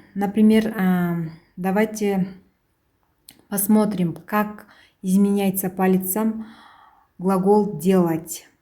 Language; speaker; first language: Russian; non-native, local second language; Kazakh